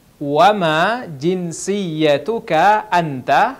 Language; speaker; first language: Arabic; non-native, fluent; Indonesian